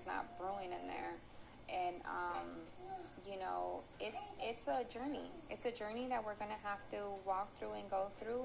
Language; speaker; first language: English; early bilingual, other home language; Spanish